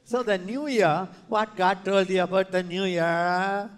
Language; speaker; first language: English; non-native, local second language; Tamil